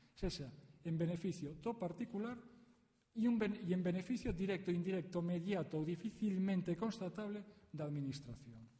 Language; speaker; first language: Spanish; native; Spanish